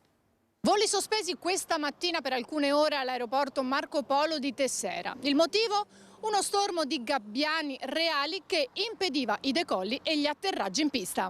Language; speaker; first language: Italian; native; Italian